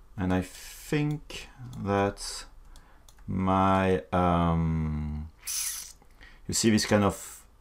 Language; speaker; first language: English; non-native, fluent; French